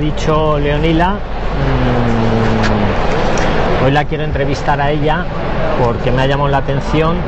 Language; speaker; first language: Spanish; native; Spanish